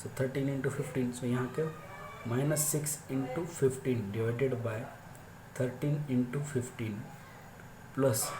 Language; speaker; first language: Hindi; non-native, local second language; Marathi